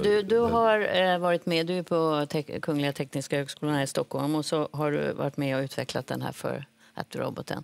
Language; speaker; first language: Swedish; native; Swedish